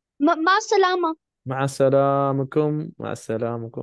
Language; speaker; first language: Arabic; non-native, learner; Urdu